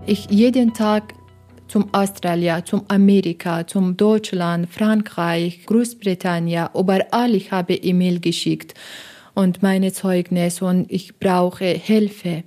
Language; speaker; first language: German; non-native, learner; Persian